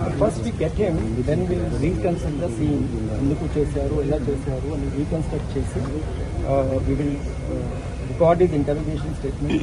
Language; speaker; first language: Telugu; non-native, local second language; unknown